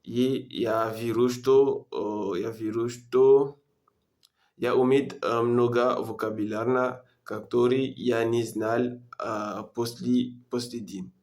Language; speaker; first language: Russian; non-native, learner; French